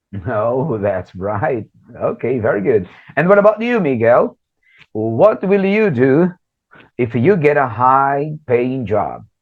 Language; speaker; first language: English; non-native, fluent; Portuguese